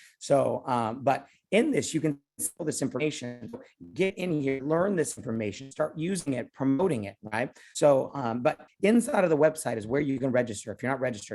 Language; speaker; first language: English; native; English